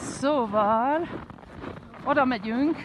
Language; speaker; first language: Hungarian; early bilingual, heritage; Hungarian